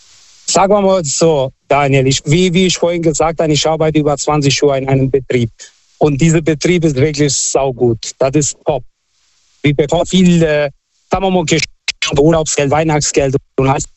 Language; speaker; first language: German; non-native, fluent; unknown